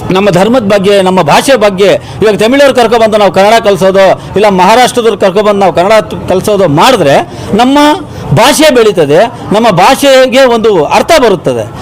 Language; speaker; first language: Kannada; non-native, local second language; Urdu